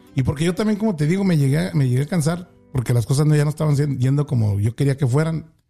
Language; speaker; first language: Spanish; native; Spanish